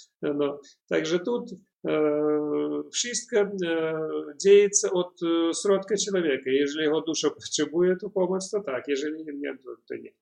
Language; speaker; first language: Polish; non-native, learner; Belarusian